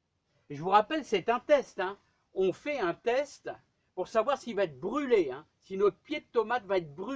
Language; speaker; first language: French; native; French